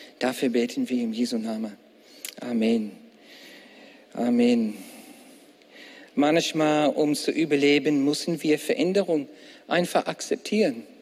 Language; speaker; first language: German; non-native, fluent; English